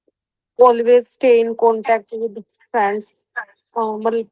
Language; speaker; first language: English; non-native, local second language; Hindi